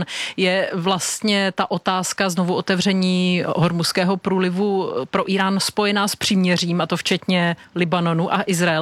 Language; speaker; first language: Czech; native; Czech